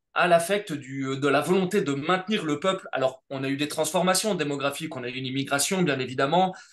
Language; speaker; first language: French; native; French